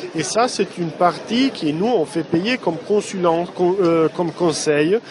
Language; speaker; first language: French; non-native, fluent; Italian